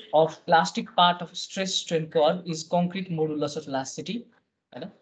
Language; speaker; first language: English; non-native, local second language; Nepali